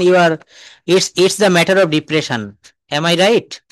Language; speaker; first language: English; non-native, fluent; Bangla